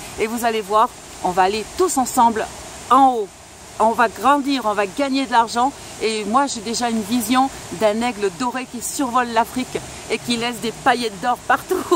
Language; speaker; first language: French; non-native, local second language; Spanish